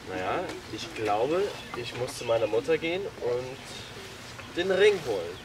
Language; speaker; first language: German; non-native, learner; English